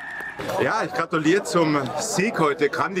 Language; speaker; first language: German; native; German